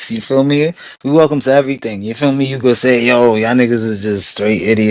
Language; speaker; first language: English; native; English